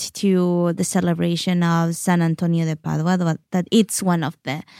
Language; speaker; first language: English; non-native, fluent; Spanish